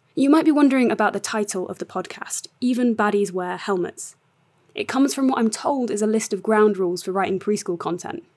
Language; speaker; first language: English; native; English